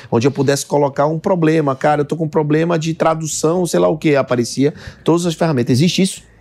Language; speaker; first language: Portuguese; native; Portuguese